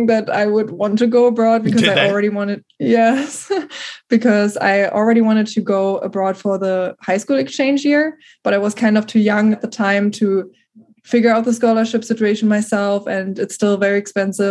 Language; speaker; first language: English; non-native, fluent; German